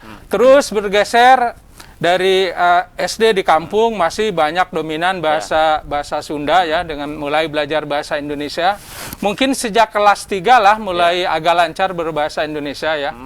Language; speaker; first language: Indonesian; non-native, local second language; Sundanese